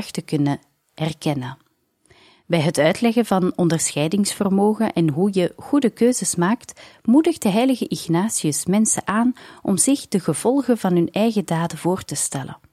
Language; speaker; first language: Dutch; native; Dutch